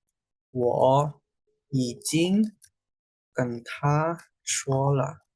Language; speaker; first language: Chinese; non-native, fluent; Indonesian